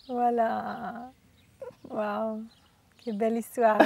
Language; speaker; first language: French; non-native, learner; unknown